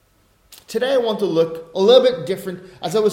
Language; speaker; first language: English; native; English